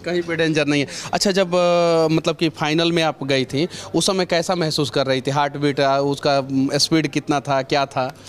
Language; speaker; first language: Hindi; native; Hindi